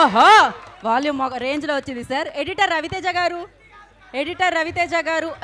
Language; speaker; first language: Telugu; native; Telugu